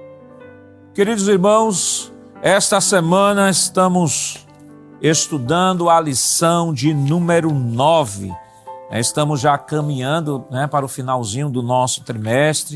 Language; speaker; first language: Portuguese; native; Portuguese